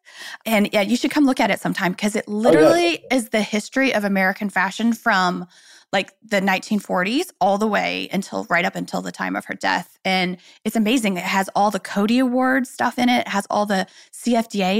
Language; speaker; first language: English; native; English